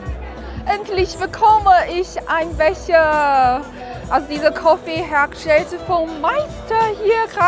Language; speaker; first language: German; non-native, fluent; Chinese